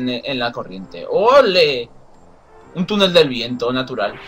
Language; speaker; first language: Spanish; native; Spanish